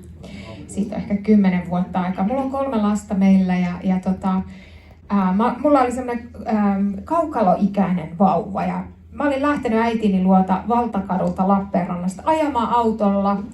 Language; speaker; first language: Finnish; native; Finnish